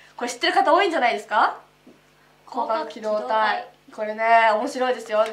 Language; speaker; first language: Japanese; native; Japanese